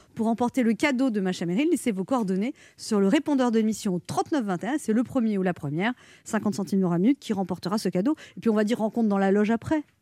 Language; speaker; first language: French; native; French